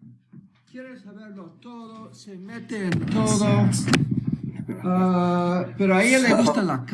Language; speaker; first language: Spanish; early bilingual, heritage; Spanish